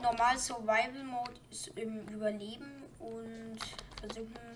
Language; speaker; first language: German; native; German